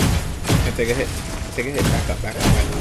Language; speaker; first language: English; native; English